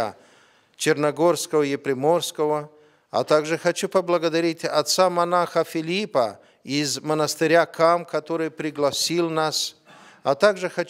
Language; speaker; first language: Russian; non-native, fluent; Romanian